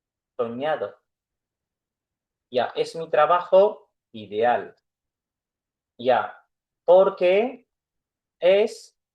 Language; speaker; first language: Spanish; non-native, fluent; Urdu